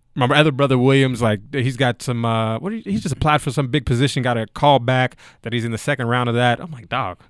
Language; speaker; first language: English; native; English